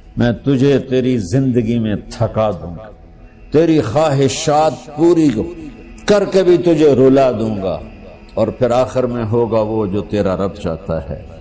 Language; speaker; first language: Urdu; non-native, local second language; Punjabi